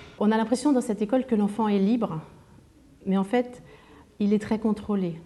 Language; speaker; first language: French; native; French